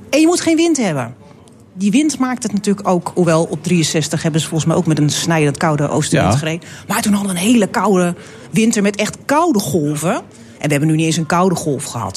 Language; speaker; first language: Dutch; native; Dutch